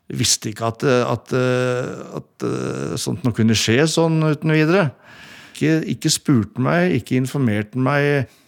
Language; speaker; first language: Norwegian; native; Norwegian